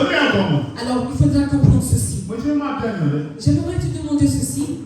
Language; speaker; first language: French; non-native, local second language; Ewe